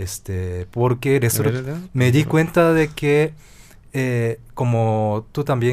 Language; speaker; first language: Spanish; non-native, fluent; Japanese